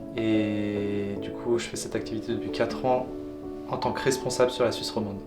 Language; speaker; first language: French; native; French